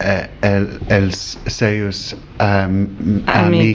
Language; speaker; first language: Catalan; non-native, learner; English